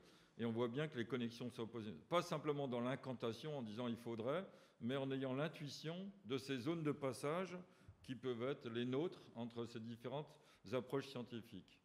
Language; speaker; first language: French; native; French